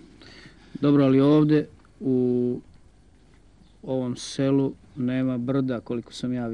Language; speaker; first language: Croatian; native; Croatian